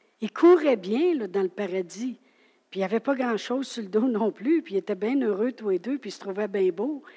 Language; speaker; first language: French; native; French